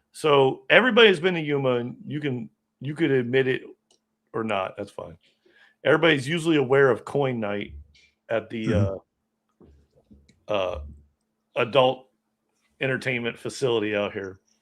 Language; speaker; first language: English; native; English